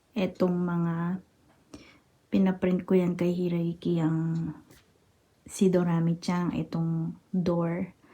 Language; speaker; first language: Filipino; non-native, local second language; Pampanga